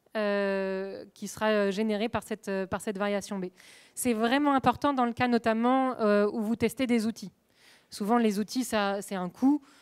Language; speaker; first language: French; native; French